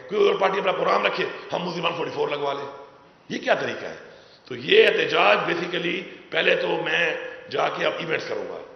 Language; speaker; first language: Urdu; non-native, local second language; Pashto